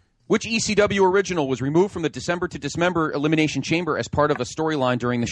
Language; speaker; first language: English; native; English